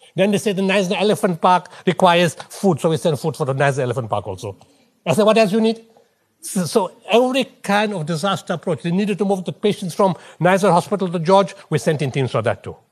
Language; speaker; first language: English; native; English